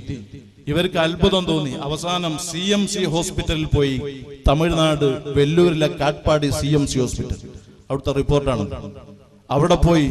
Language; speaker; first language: Malayalam; native; Malayalam